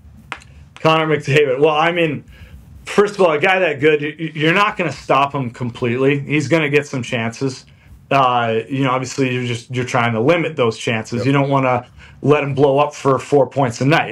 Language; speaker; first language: English; native; English